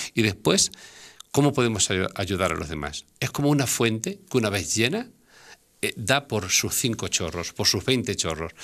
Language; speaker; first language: Spanish; native; Spanish